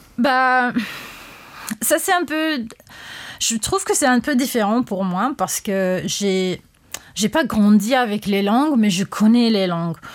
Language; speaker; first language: French; non-native, fluent; English